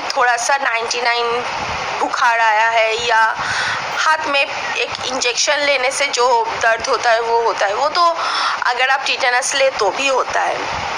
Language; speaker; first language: Hindi; non-native, local second language; Bangla